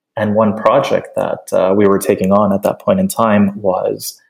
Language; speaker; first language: English; early bilingual, other home language; Spanish